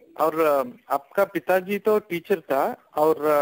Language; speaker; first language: Hindi; non-native, local second language; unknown